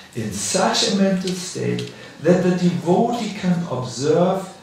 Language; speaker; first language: English; non-native, fluent; German